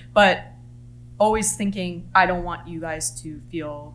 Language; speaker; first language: English; native; English